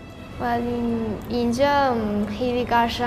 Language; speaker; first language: Persian; non-native, learner; Chinese